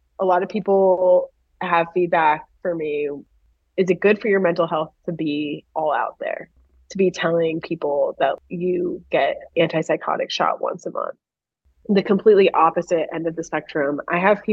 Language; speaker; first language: English; native; English